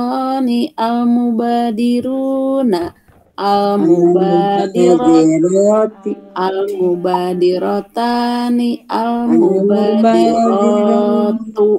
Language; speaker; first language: Arabic; non-native, learner; Indonesian